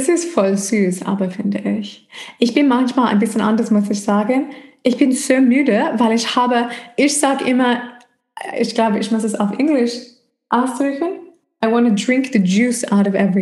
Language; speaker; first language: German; non-native, fluent; English